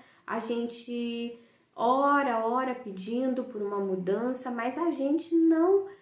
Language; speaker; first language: Portuguese; native; Portuguese